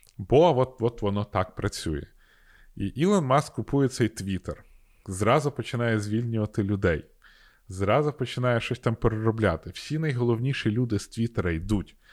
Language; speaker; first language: Ukrainian; non-native, local second language; Russian